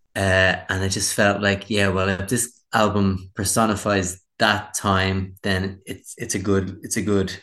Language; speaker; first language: English; native; English